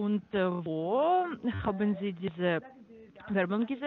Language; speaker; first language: German; non-native, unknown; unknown